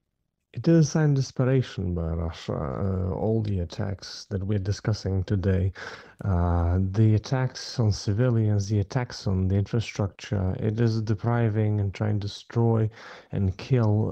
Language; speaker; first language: English; non-native, fluent; Ukrainian